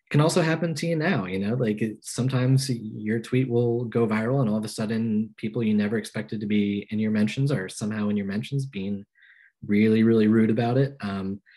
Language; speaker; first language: English; native; English